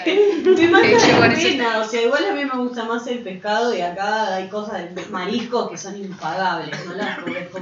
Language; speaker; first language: Spanish; native; Spanish